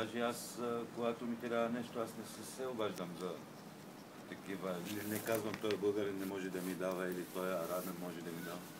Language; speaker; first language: Bulgarian; non-native, learner; Arabic